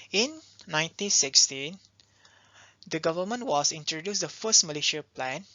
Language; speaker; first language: English; non-native, local second language; Malay